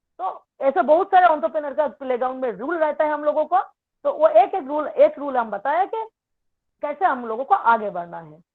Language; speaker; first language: Hindi; non-native, local second language; Bangla